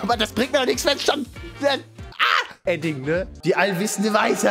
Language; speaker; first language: German; native; German